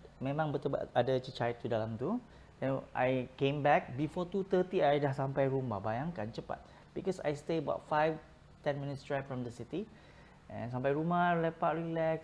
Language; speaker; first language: Malay; early bilingual, other home language; Filipino